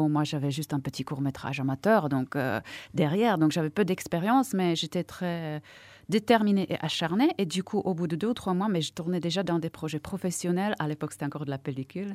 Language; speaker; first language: French; non-native, fluent; Czech